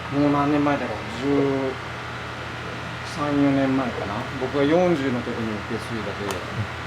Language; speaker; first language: Japanese; native; Japanese